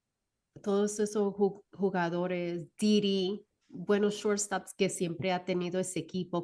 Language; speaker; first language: Spanish; early bilingual, heritage; Spanish